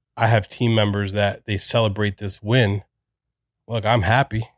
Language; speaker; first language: English; native; English